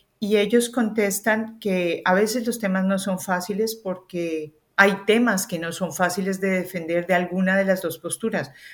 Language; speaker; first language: Spanish; native; Spanish